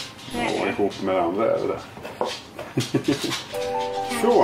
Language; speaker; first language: Swedish; native; Swedish